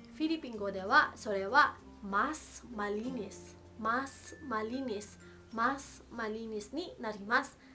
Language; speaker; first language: Japanese; non-native, fluent; Filipino